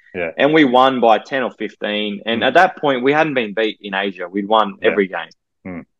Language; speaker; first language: English; native; English